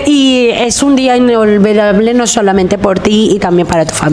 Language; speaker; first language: Spanish; non-native, fluent; Filipino